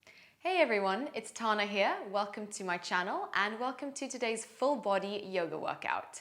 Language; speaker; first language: English; native; English